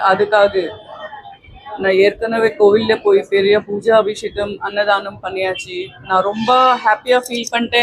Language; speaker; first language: Tamil; non-native, local second language; Gujarati